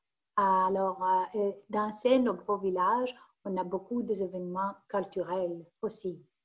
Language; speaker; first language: French; non-native, fluent; Greek